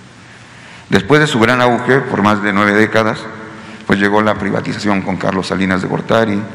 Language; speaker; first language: Spanish; native; Spanish